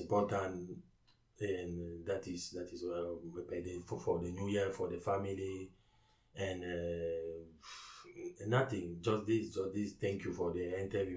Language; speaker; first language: English; non-native, learner; French